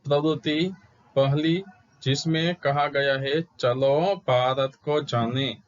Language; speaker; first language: Hindi; non-native, local second language; Gujarati